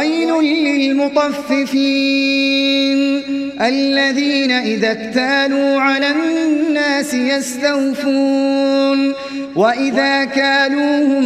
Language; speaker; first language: Arabic; native; Arabic